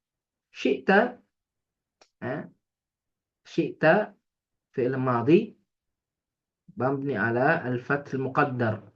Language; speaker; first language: Arabic; non-native, fluent; Indonesian